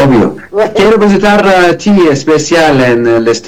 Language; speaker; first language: Spanish; non-native, learner; Arabic